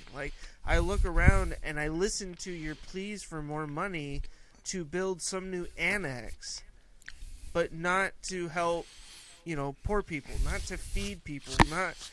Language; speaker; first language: English; native; English